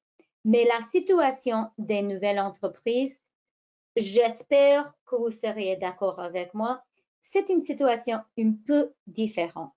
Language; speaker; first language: French; non-native, fluent; English